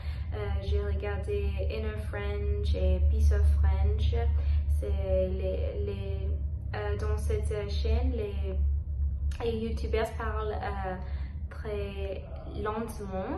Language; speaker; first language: French; non-native, learner; Telugu